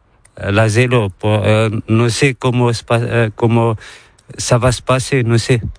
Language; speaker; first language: Spanish; non-native, learner; Arabic